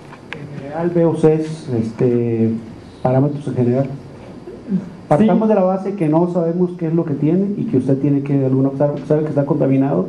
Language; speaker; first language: Spanish; native; Spanish